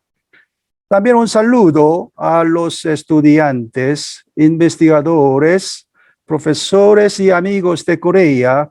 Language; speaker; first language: Spanish; non-native, fluent; Korean